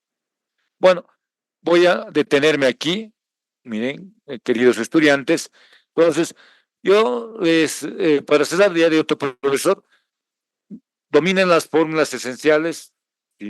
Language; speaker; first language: Spanish; native; Spanish